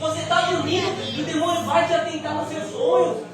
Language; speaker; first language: Portuguese; native; Portuguese